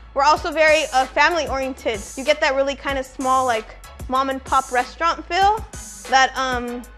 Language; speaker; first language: English; native; English